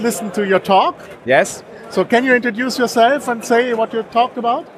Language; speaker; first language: English; non-native, fluent; German